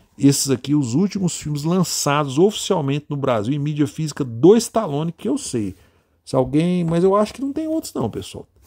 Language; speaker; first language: Portuguese; native; Portuguese